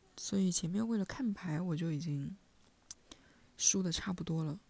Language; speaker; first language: Chinese; native; Chinese